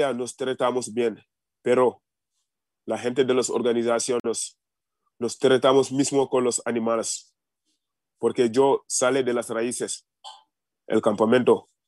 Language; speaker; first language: Spanish; non-native, fluent; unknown